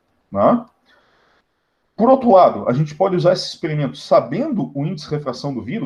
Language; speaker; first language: Portuguese; native; Portuguese